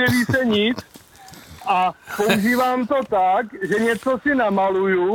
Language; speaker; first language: Czech; native; Czech